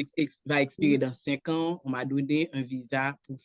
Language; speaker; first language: French; non-native, local second language; Haitian Creole